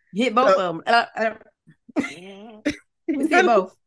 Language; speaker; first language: English; native; English